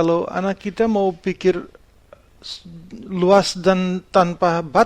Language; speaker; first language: Indonesian; non-native, fluent; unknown